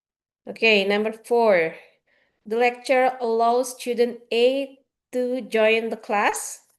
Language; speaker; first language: English; non-native, learner; Indonesian